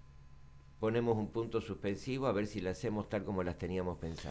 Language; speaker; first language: Spanish; native; Spanish